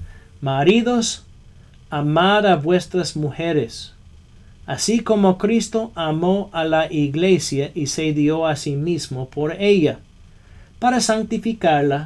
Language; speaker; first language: Spanish; non-native, fluent; English